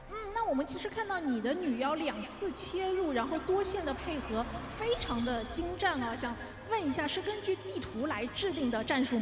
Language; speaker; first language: Chinese; native; Chinese